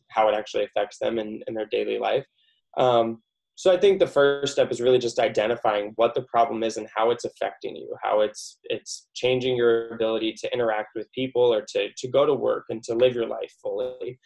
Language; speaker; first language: English; native; English